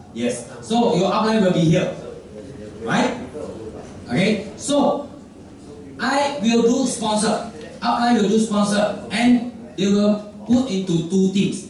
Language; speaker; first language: English; non-native, local second language; Chinese